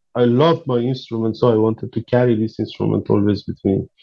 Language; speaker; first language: English; non-native, fluent; Persian